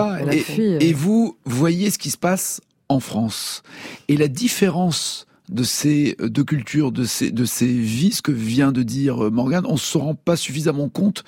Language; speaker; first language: French; native; French